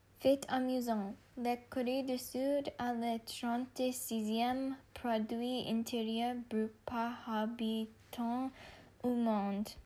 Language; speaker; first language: French; non-native, learner; English